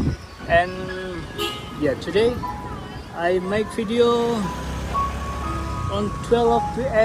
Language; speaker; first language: English; non-native, learner; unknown